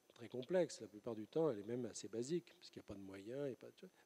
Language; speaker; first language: French; native; French